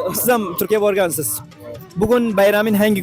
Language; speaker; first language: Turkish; non-native, learner; Uzbek